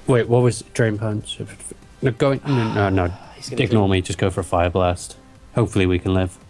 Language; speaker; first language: English; native; English